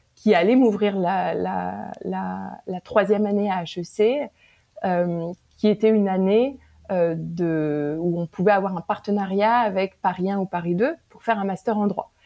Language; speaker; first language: French; native; French